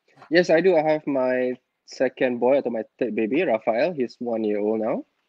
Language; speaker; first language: English; non-native, local second language; Malay